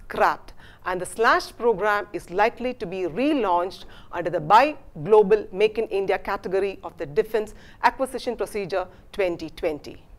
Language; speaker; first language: English; non-native, local second language; Malayalam